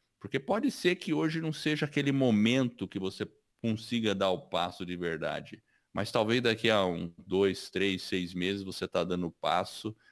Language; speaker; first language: Portuguese; early bilingual, other home language; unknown